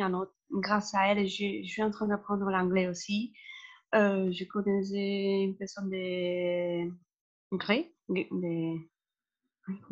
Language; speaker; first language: French; non-native, fluent; Spanish